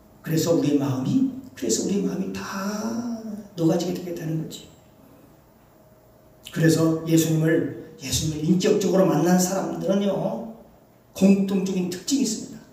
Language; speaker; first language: Korean; native; Korean